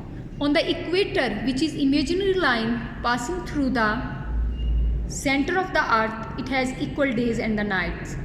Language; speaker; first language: English; non-native, local second language; Urdu